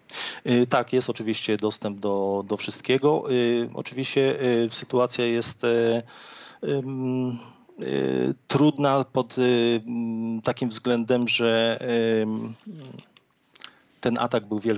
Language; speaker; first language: Polish; native; Polish